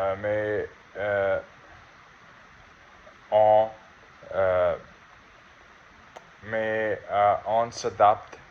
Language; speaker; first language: French; non-native, learner; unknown